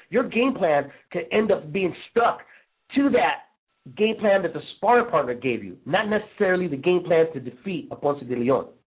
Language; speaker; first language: English; early bilingual, other home language; Spanish